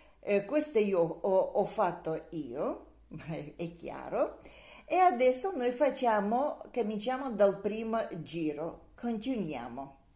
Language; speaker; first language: Italian; non-native, learner; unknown